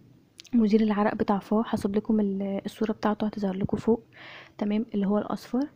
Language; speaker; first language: Arabic; native; Arabic